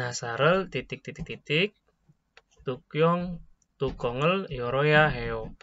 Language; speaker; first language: Korean; non-native, fluent; Indonesian